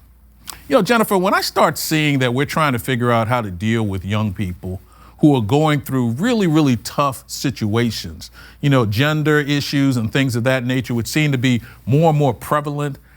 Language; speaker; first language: English; native; English